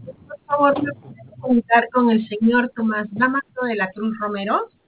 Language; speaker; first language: Spanish; native; Spanish